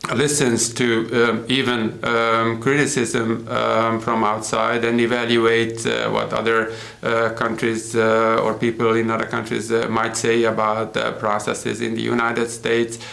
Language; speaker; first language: English; non-native, fluent; Hungarian